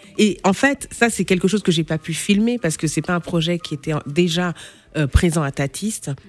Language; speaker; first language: French; early bilingual, other home language; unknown